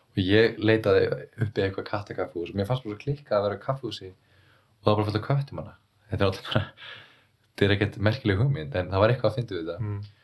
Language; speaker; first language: Icelandic; native; Icelandic